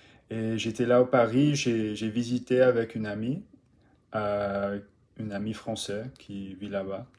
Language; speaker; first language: French; non-native, learner; English